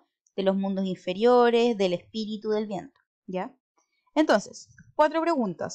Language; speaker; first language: Spanish; native; Spanish